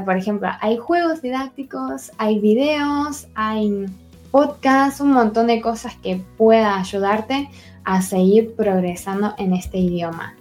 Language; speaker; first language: Spanish; non-native, fluent; Chinese